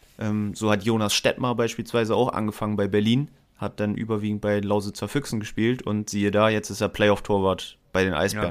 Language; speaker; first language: German; native; German